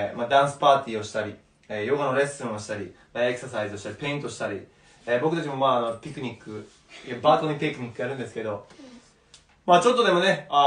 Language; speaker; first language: Japanese; native; Japanese